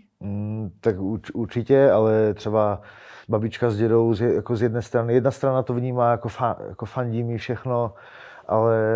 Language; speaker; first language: Czech; native; Czech